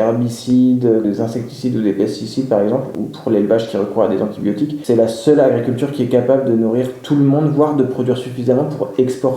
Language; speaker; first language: French; native; French